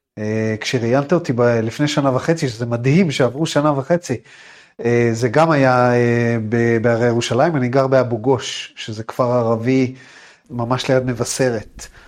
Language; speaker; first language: Hebrew; native; Hebrew